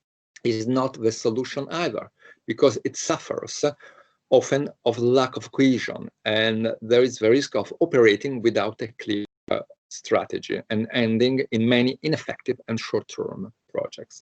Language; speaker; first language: English; non-native, fluent; Italian